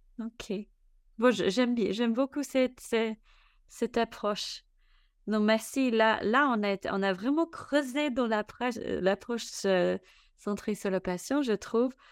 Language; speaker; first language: French; non-native, fluent; English